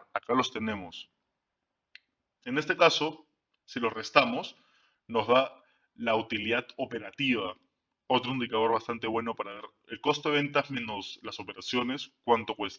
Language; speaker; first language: Spanish; native; Spanish